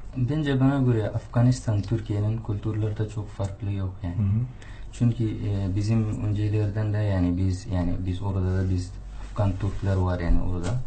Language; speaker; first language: Turkish; non-native, fluent; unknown